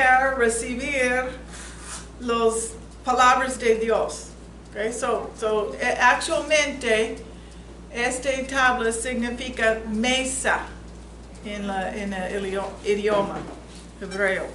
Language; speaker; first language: Spanish; non-native, fluent; English